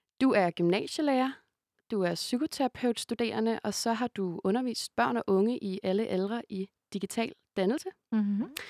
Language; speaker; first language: Danish; native; Danish